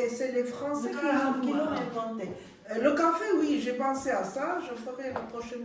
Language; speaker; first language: French; non-native, fluent; Armenian